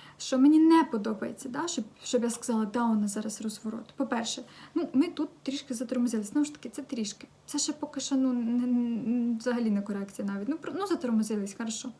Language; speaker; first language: Ukrainian; non-native, local second language; Russian